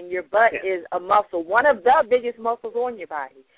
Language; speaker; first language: English; native; English